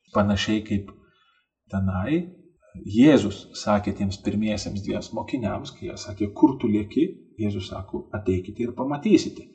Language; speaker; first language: Lithuanian; native; Lithuanian